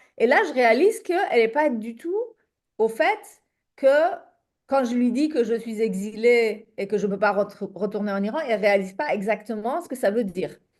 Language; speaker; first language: French; non-native, fluent; Persian